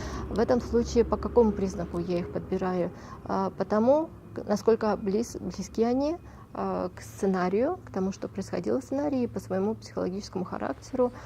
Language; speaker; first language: Russian; non-native, local second language; Tajik